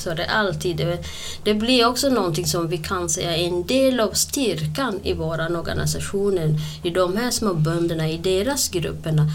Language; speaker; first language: Swedish; non-native, fluent; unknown